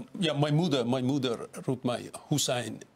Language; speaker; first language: Dutch; non-native, fluent; Persian